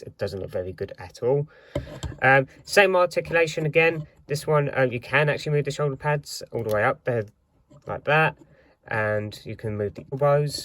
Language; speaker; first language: English; native; English